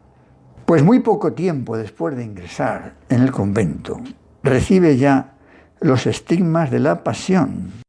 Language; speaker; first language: Spanish; native; Spanish